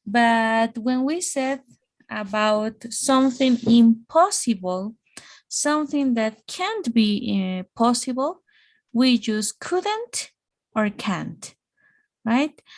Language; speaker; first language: English; non-native, fluent; Spanish